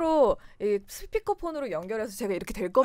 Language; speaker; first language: Korean; native; Korean